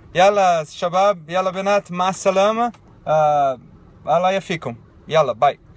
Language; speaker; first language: Arabic; non-native, learner; Portuguese